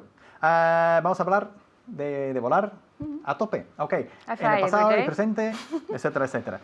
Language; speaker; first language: Spanish; non-native, fluent; English